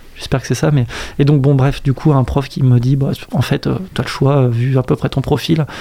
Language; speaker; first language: French; native; French